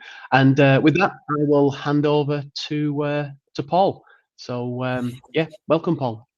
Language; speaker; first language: English; native; English